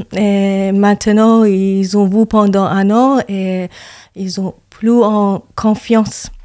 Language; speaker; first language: French; non-native, fluent; Persian